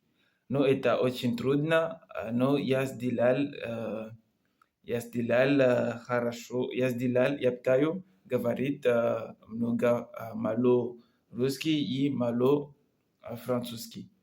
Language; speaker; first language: Russian; non-native, learner; Comorian